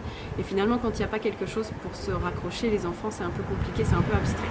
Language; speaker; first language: French; native; French